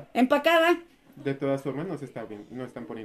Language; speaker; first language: Spanish; native; Spanish